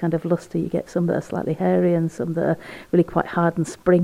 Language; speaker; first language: English; native; English